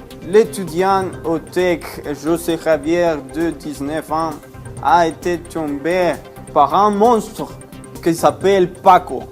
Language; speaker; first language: French; non-native, learner; Spanish